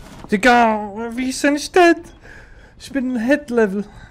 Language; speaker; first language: German; native; German